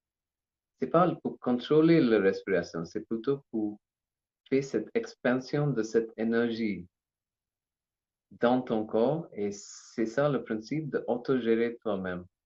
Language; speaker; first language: French; non-native, learner; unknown